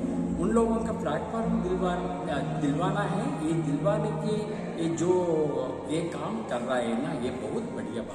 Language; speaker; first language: Hindi; non-native, local second language; Kannada